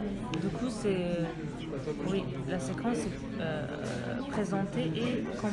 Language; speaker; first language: French; non-native, learner; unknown